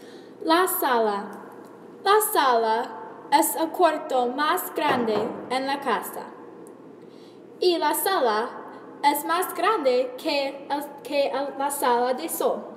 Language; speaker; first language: Spanish; non-native, learner; English